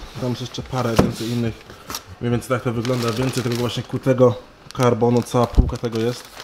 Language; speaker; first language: Polish; early bilingual, other home language; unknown